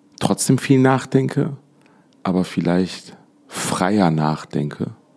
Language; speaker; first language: German; native; German